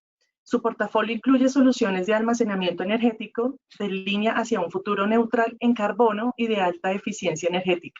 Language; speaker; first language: Spanish; native; Spanish